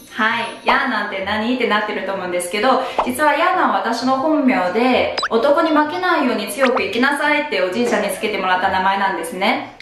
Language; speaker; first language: Japanese; non-native, fluent; Chinese